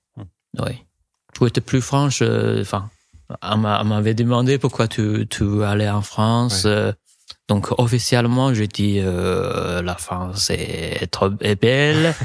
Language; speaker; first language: French; non-native, fluent; Chinese